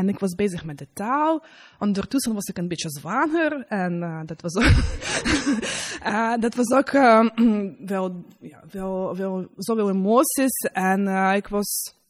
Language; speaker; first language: Dutch; non-native, learner; Russian